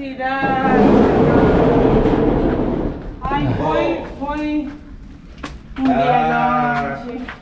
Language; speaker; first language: Portuguese; non-native, learner; Spanish